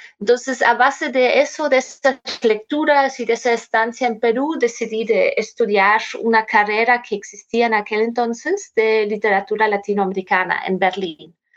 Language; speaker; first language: Spanish; non-native, fluent; German